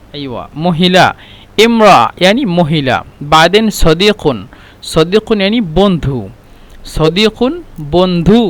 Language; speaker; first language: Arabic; non-native, fluent; Bangla